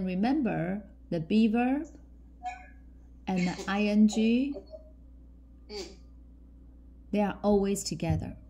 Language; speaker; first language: English; non-native, fluent; Chinese